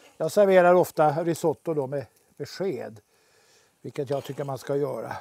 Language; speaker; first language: Swedish; native; Swedish